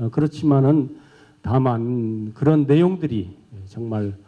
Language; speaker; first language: Korean; native; Korean